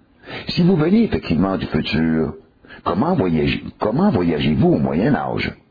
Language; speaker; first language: French; native; French